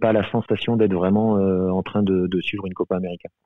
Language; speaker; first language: French; native; French